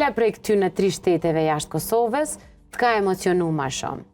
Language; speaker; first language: Albanian; native; Albanian